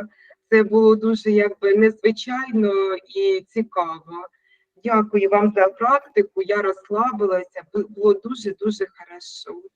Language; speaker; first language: Ukrainian; native; Ukrainian